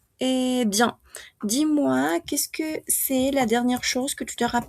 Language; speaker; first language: French; non-native, fluent; Spanish